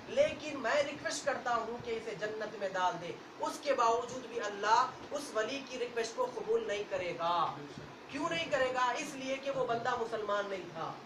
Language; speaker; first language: Urdu; native; Urdu